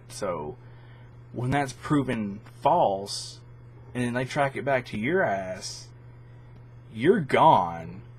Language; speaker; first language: English; native; English